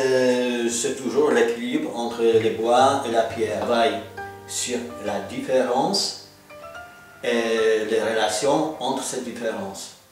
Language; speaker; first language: French; non-native, fluent; Polish